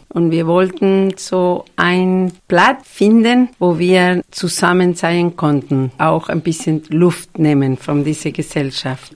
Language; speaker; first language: German; non-native, fluent; Spanish